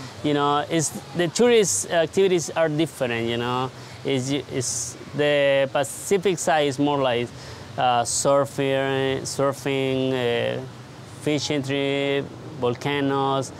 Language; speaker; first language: English; non-native, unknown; Spanish